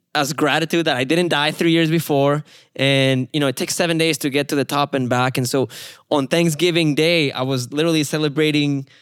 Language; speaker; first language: English; non-native, fluent; Spanish